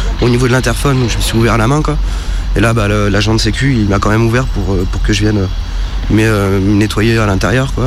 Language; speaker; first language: French; native; French